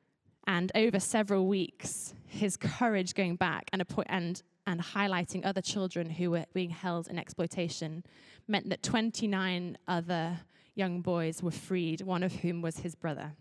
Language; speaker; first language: English; native; English